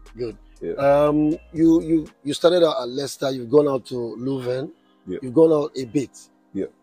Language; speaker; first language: English; non-native, local second language; Yoruba